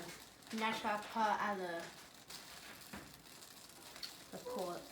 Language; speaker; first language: French; non-native, learner; English